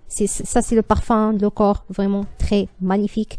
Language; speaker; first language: French; non-native, learner; Arabic